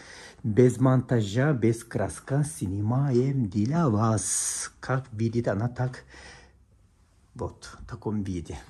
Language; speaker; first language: Russian; non-native, fluent; Turkish